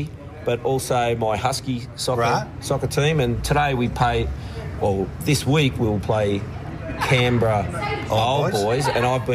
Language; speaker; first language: English; native; English